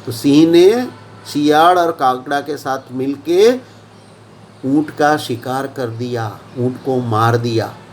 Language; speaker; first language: Hindi; non-native, local second language; Gujarati